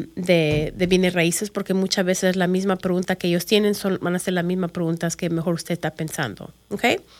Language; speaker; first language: Spanish; early bilingual, other home language; English